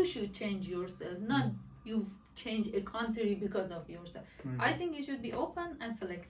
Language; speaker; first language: English; non-native, learner; Persian